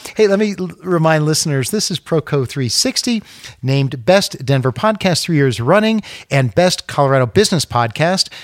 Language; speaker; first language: English; native; English